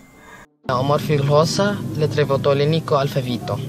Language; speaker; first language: Greek; non-native, learner; Filipino